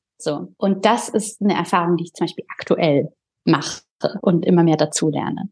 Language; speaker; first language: German; early bilingual, other home language; Bulgarian